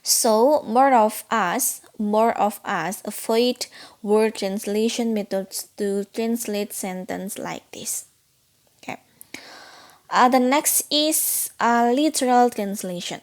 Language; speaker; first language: English; non-native, learner; Indonesian